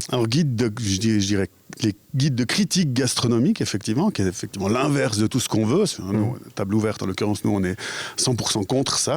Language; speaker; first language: French; native; French